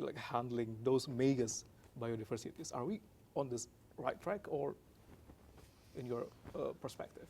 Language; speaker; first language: English; non-native, fluent; Indonesian